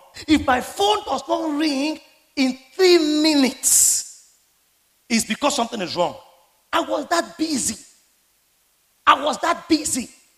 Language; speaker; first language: English; non-native, local second language; Yoruba